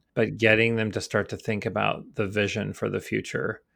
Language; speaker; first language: English; native; English